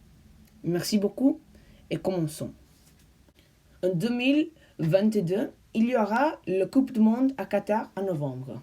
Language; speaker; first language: French; non-native, learner; English